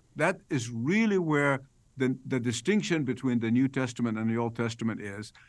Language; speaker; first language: English; non-native, fluent; Arabic